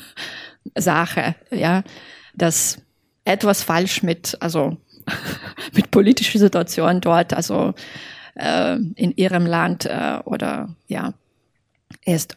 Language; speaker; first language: German; non-native, fluent; Belarusian